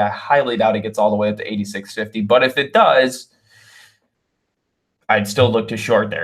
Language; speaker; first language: English; native; English